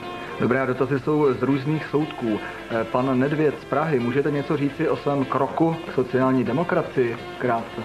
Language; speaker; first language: Czech; native; Czech